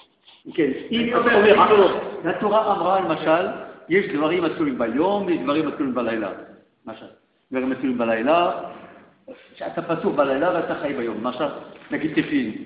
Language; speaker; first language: Hebrew; non-native, fluent; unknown